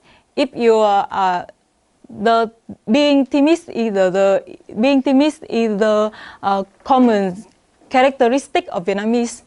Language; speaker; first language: English; non-native, learner; Vietnamese